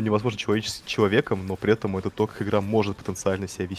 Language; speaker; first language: Russian; native; Russian